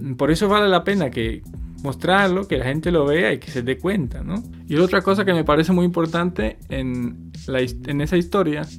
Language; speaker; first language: Spanish; non-native, fluent; Polish